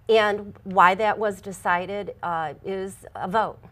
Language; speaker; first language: English; native; English